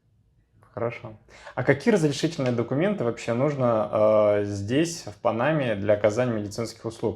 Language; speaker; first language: Russian; native; Russian